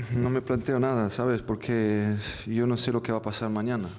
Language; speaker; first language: Spanish; non-native, fluent; French